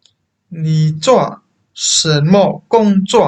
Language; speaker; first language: Chinese; non-native, fluent; Khmer